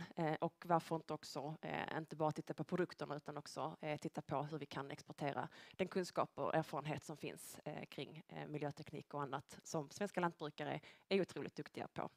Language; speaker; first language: Swedish; native; Swedish